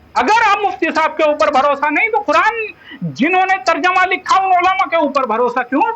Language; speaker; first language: Urdu; native; Urdu